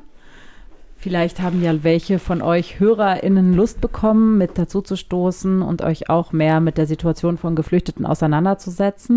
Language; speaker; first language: German; native; German